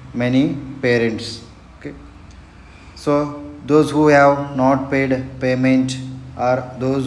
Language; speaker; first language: English; non-native, local second language; Kannada